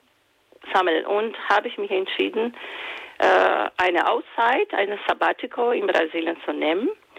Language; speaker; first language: German; non-native, fluent; Portuguese